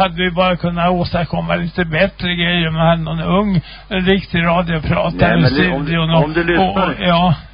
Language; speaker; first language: Swedish; native; Swedish